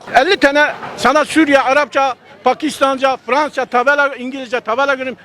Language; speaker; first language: Turkish; non-native, local second language; Kurdish